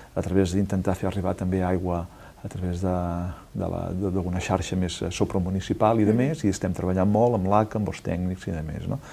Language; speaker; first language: Catalan; native; Catalan